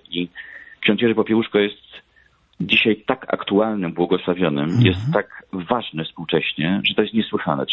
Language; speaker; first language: Polish; native; Polish